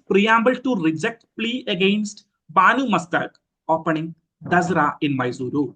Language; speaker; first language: English; non-native, local second language; Malayalam